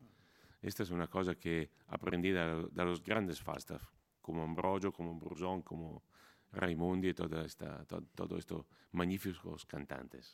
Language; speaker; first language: Spanish; non-native, fluent; Italian